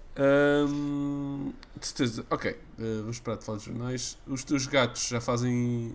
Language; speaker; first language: Portuguese; early bilingual, other home language; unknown